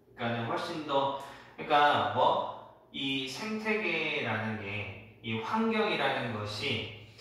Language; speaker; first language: Korean; native; Korean